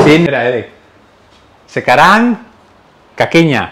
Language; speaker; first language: Indonesian; non-native, learner; Spanish